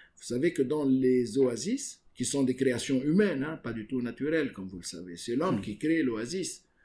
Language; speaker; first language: French; non-native, local second language; Arabic